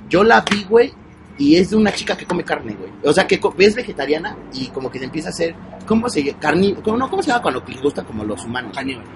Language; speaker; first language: Spanish; native; Spanish